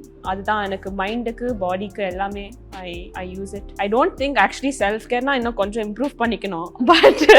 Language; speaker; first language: Tamil; early bilingual, heritage; Tamil